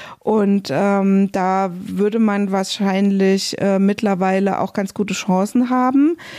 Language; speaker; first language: German; native; German